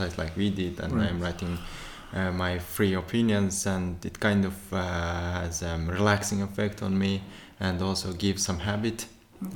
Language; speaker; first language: English; non-native, fluent; Turkmen